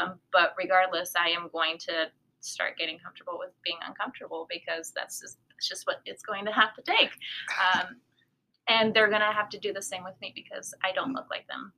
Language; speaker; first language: English; early bilingual, other home language; Spanish